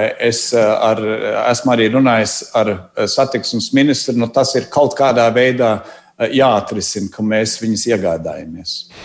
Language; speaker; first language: Latvian; early bilingual, heritage; Latvian